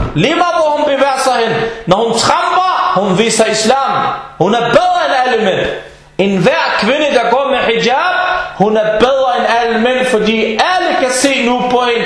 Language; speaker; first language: Danish; early bilingual, other home language; Arabic